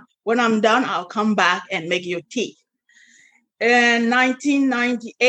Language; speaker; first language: English; non-native, local second language; French